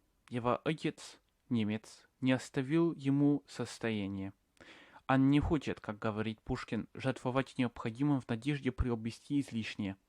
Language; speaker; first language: Russian; non-native, learner; English